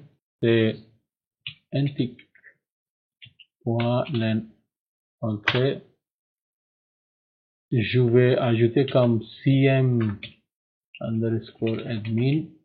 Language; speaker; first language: French; non-native, learner; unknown